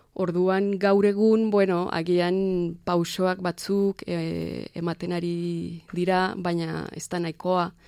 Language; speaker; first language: Basque; non-native, fluent; Spanish